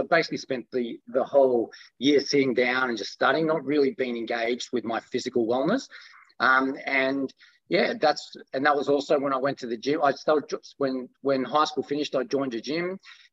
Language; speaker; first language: English; early bilingual, other home language; Greek